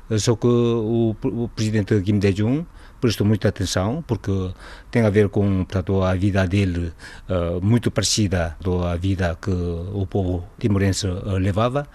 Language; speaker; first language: Portuguese; non-native, fluent; Korean